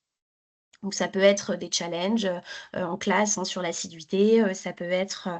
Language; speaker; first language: French; native; French